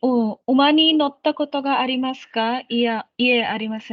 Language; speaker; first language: Japanese; non-native, learner; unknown